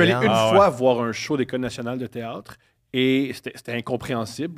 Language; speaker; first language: French; native; French